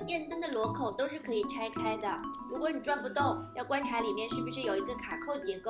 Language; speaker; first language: Chinese; native; Chinese